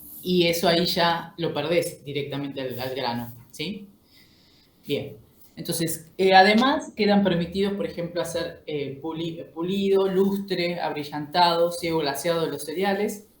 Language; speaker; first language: Spanish; native; Spanish